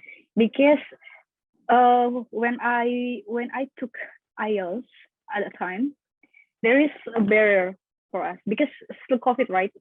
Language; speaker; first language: English; non-native, learner; Indonesian